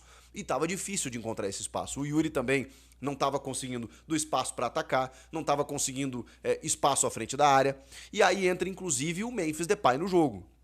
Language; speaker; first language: Portuguese; native; Portuguese